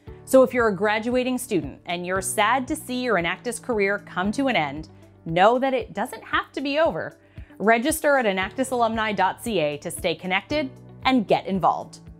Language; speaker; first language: English; native; English